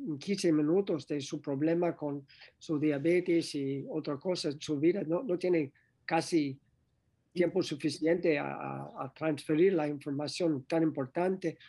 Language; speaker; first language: Spanish; non-native, learner; English